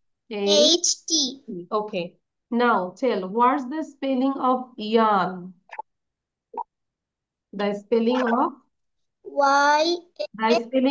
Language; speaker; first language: English; non-native, learner; Bangla